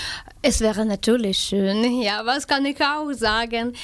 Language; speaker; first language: German; non-native, fluent; Ukrainian